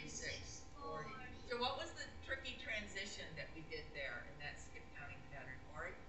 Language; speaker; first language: English; native; English